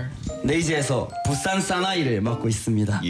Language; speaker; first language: Korean; native; Korean